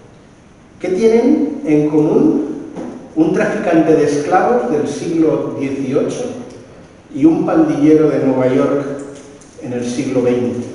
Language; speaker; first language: Spanish; native; Spanish